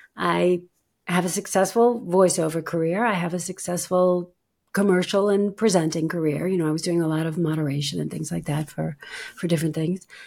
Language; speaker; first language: English; native; English